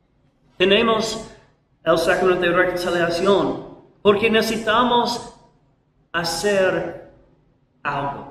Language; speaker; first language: Spanish; non-native, learner; English